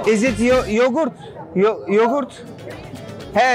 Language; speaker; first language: Turkish; native; Turkish